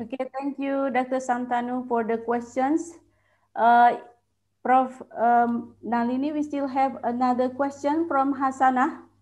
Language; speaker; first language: English; non-native, fluent; Indonesian